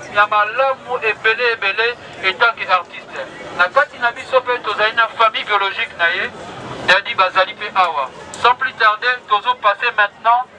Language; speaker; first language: Lingala; native; Lingala